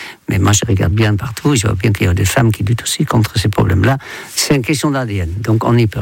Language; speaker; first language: French; non-native, fluent; Dutch